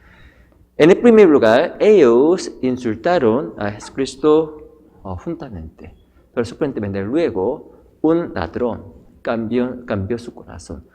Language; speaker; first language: Spanish; non-native, fluent; Korean